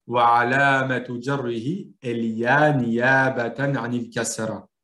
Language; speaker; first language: Arabic; non-native, fluent; French